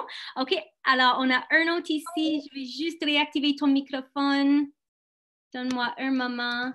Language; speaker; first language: French; non-native, local second language; English